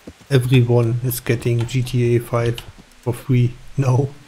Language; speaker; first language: English; non-native, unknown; German